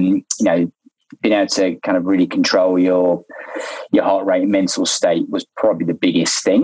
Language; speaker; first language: English; native; English